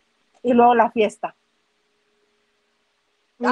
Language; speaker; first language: Spanish; native; Spanish